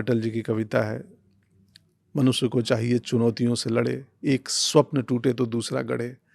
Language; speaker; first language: Hindi; non-native, local second language; Bhojpuri